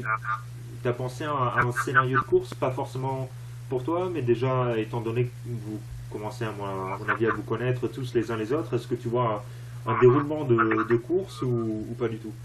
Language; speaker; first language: French; native; French